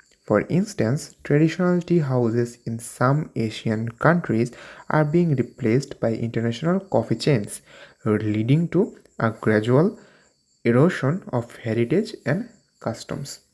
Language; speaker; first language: English; non-native, local second language; Bangla